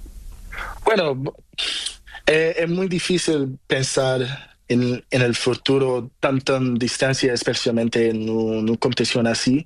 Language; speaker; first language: Spanish; non-native, learner; Portuguese